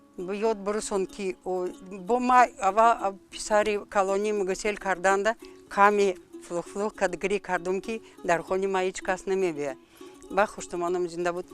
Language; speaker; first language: Tajik; non-native, fluent; Russian